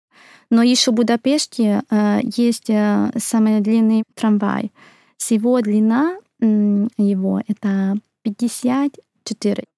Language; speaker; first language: Russian; non-native, fluent; Hungarian